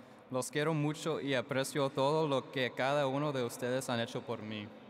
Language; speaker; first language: Spanish; early bilingual, heritage; Spanish